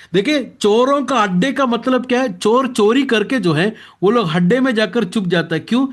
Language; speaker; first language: Hindi; non-native, local second language; Malayalam